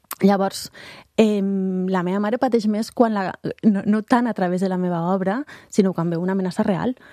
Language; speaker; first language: Catalan; native; Catalan